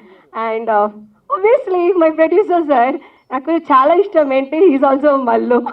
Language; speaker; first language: Telugu; non-native, local second language; Malayalam